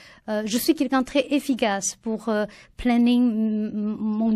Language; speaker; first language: French; non-native, learner; Chinese